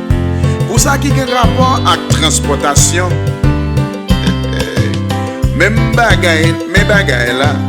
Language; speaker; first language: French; non-native, learner; Haitian Creole